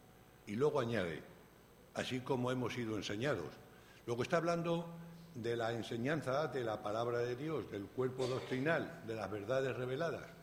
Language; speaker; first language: Spanish; native; Spanish